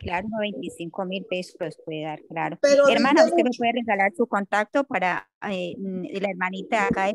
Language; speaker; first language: Spanish; native; Spanish